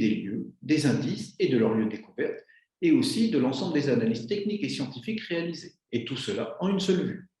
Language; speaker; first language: French; native; French